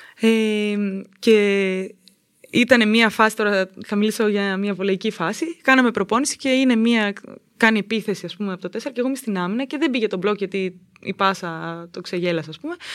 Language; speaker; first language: Greek; native; Greek